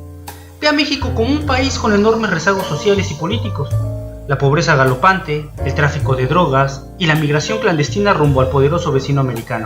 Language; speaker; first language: Spanish; native; Spanish